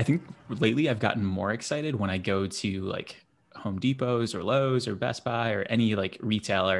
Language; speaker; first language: English; native; English